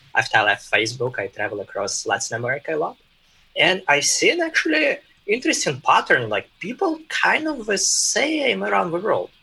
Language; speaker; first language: English; non-native, fluent; Russian